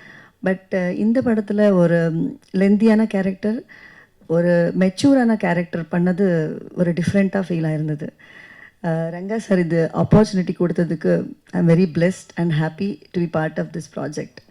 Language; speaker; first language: Tamil; non-native, local second language; Kannada